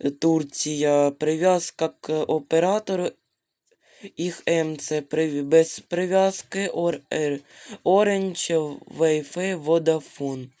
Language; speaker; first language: Ukrainian; non-native, local second language; Russian